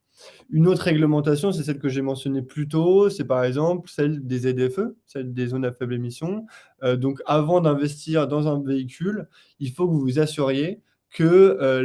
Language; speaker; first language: French; native; French